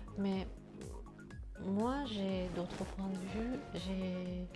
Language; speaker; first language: French; non-native, fluent; Japanese